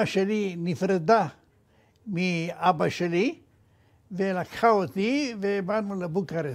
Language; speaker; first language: Hebrew; non-native, fluent; Romanian